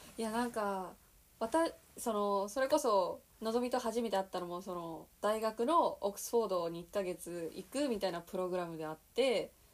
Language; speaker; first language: Japanese; native; Japanese